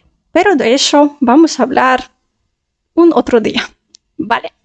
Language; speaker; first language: Spanish; non-native, fluent; Russian